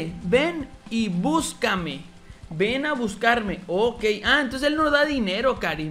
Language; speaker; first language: Spanish; native; Spanish